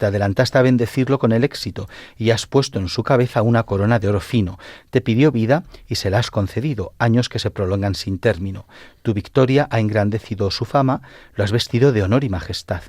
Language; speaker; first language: Spanish; native; Spanish